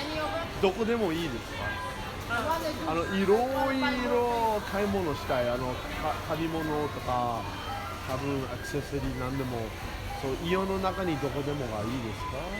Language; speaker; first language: Japanese; non-native, learner; English